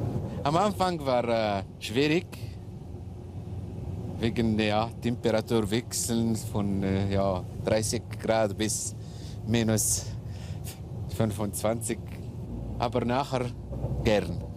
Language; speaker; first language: German; non-native, learner; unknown